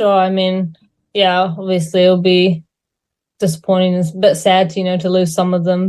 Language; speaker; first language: English; native; English